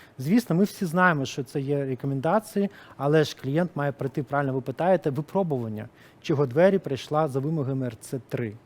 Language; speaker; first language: Ukrainian; non-native, local second language; Russian